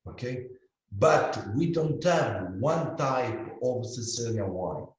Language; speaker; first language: English; non-native, learner; Italian